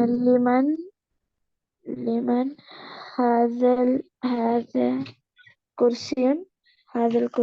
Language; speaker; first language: Arabic; non-native, learner; Urdu